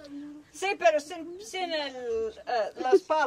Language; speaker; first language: Spanish; non-native, learner; English